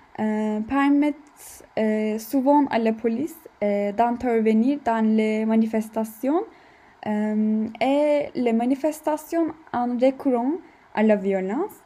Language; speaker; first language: French; non-native, learner; Turkish